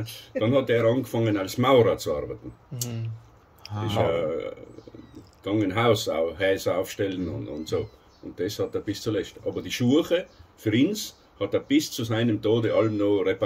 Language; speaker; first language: German; native; German